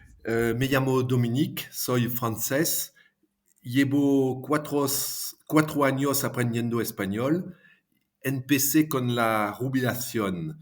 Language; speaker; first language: Spanish; non-native, fluent; French